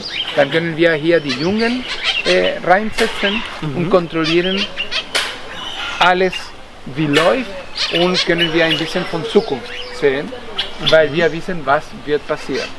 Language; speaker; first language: German; non-native, fluent; Spanish